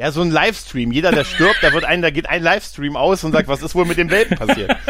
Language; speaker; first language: German; native; German